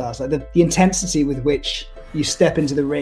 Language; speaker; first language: English; native; English